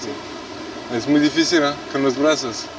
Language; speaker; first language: Spanish; non-native, learner; French